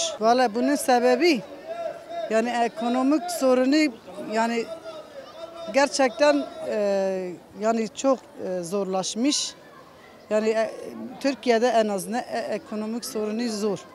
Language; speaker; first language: Turkish; non-native, local second language; Kurdish